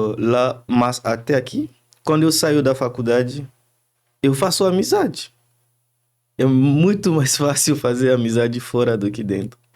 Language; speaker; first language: Portuguese; non-native, fluent; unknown